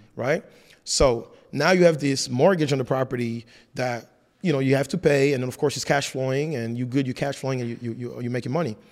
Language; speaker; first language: English; non-native, fluent; French